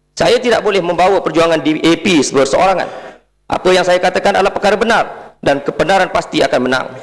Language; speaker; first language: Malay; native; Malay